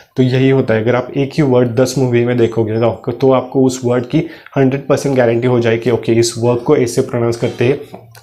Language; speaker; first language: Hindi; non-native, local second language; Marathi